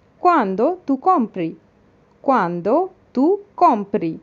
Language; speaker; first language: Italian; non-native, fluent; Bangla